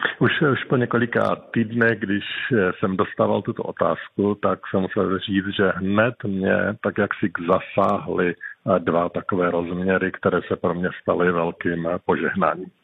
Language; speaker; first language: Czech; native; Czech